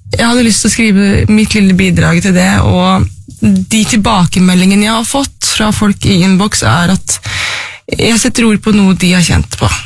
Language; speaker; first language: Norwegian; native; Norwegian